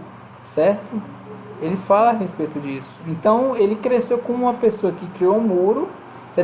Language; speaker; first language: Portuguese; native; Portuguese